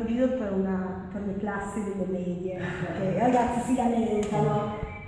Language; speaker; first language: Italian; native; Italian